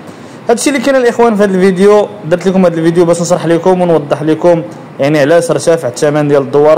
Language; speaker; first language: Arabic; native; Arabic